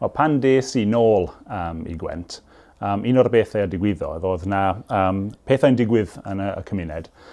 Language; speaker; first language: Welsh; non-native, local second language; English